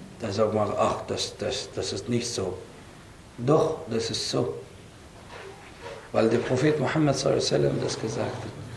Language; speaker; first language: German; non-native, fluent; Arabic